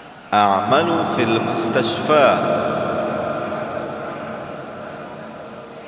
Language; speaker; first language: Arabic; non-native, fluent; Indonesian